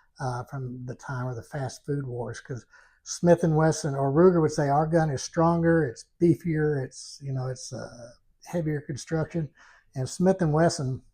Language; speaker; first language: English; native; English